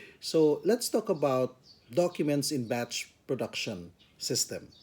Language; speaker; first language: English; non-native, local second language; Filipino